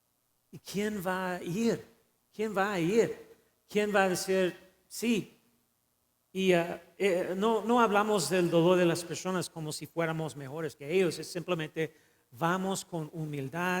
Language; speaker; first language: Spanish; non-native, fluent; English